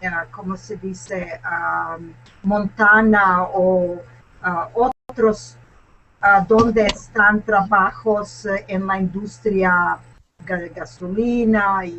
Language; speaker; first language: Spanish; non-native, learner; English